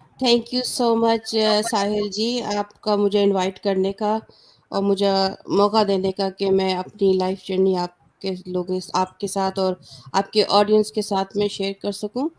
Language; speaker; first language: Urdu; native; Urdu